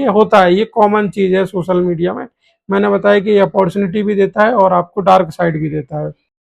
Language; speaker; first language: Hindi; native; Hindi